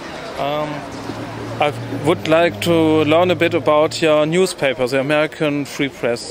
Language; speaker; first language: English; non-native, fluent; German